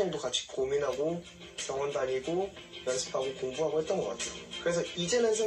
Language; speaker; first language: Korean; native; Korean